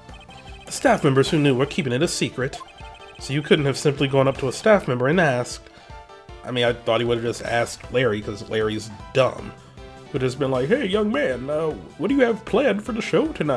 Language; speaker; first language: English; native; English